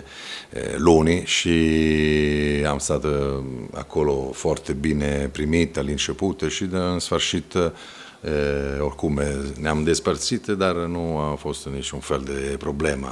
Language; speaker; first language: Romanian; non-native, fluent; Italian